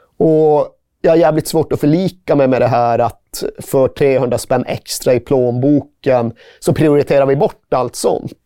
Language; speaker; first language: Swedish; native; Swedish